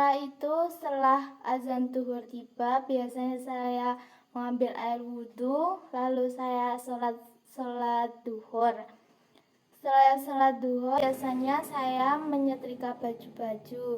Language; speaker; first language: Indonesian; non-native, local second language; Javanese